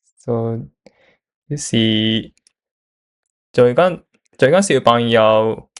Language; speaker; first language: Cantonese; non-native, learner; Japanese